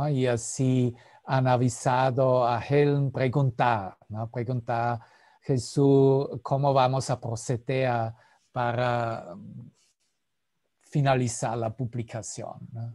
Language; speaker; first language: Spanish; non-native, fluent; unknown